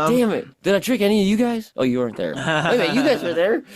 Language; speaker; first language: English; native; English